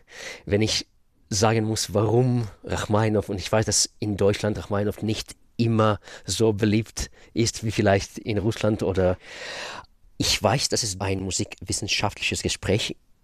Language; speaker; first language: German; non-native, fluent; Russian